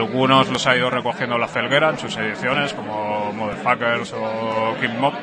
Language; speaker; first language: Spanish; native; Spanish